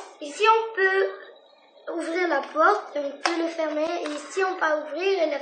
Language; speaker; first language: French; non-native, learner; Arabic